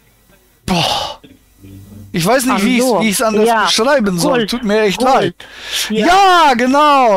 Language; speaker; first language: German; native; German